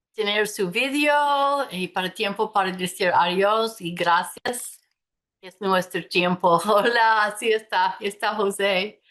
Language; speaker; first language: Spanish; non-native, fluent; English